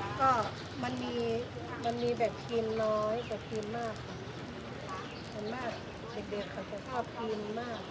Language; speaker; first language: Thai; native; Thai